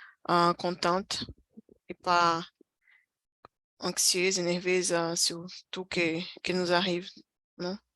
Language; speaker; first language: French; non-native, fluent; Portuguese